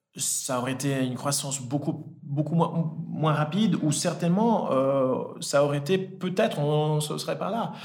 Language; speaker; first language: French; early bilingual, other home language; Italian